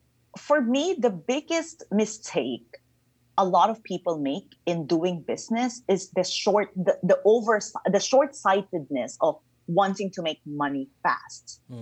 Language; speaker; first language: English; non-native, local second language; Filipino